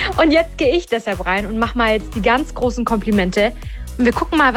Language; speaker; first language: German; native; German